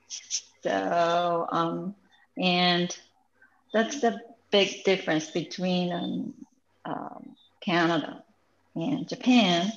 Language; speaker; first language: English; non-native, fluent; Japanese